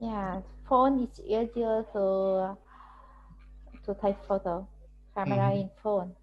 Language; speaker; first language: English; non-native, learner; Vietnamese